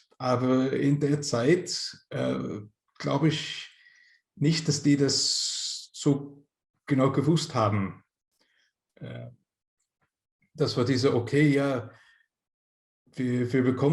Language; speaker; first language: German; non-native, fluent; English